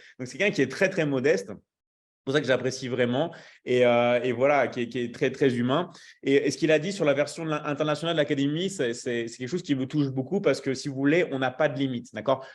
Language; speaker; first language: French; native; French